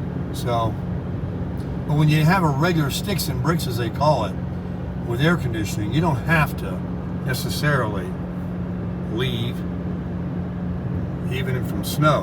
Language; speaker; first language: English; native; English